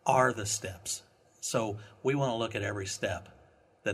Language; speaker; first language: English; native; English